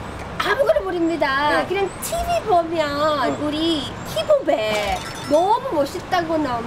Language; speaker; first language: Korean; non-native, learner; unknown